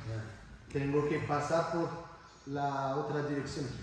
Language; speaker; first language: Spanish; non-native, learner; French